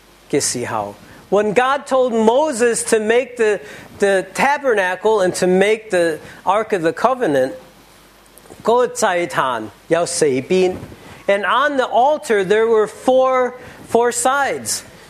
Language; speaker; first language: English; native; English